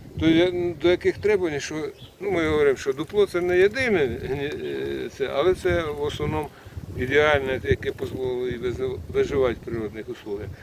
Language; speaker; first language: Ukrainian; native; Ukrainian